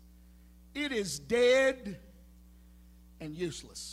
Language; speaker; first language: English; native; English